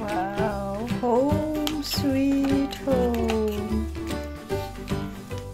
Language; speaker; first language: English; non-native, fluent; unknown